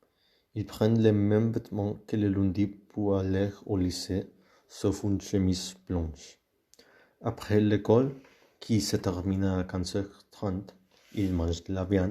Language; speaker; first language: French; non-native, learner; Spanish